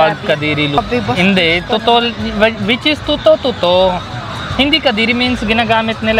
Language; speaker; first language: Filipino; non-native, learner; Punjabi